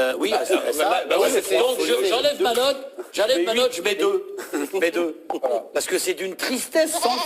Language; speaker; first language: French; native; French